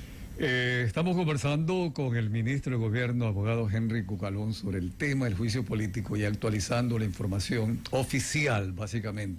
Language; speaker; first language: Spanish; native; Spanish